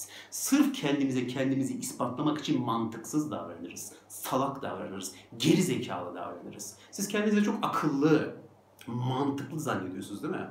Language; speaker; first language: Turkish; native; Turkish